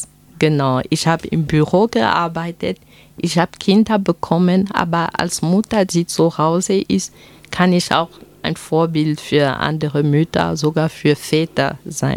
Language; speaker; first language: German; non-native, fluent; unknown